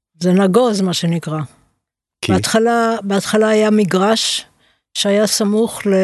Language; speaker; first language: Hebrew; native; Hebrew